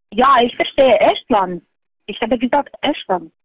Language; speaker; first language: German; non-native, learner; Estonian